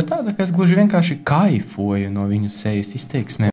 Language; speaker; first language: Latvian; native; Latvian